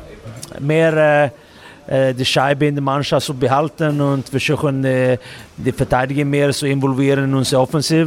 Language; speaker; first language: German; non-native, learner; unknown